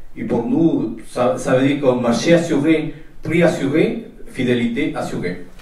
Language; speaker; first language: French; non-native, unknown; Spanish